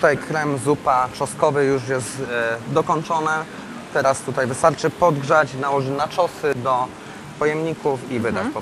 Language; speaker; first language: Polish; native; Polish